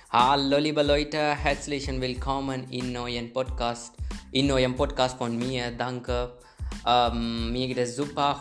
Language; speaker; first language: German; non-native, learner; Hindi